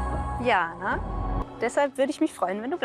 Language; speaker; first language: German; native; German